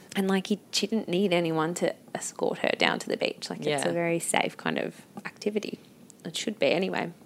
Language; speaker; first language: English; native; English